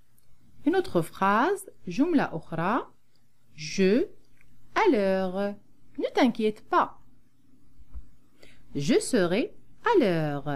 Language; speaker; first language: French; non-native, local second language; Arabic